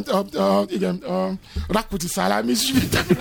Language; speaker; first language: Hungarian; non-native, fluent; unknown